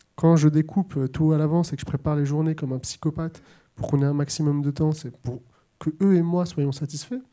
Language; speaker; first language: French; native; French